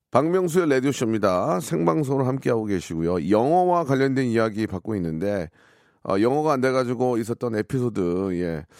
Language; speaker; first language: Korean; native; Korean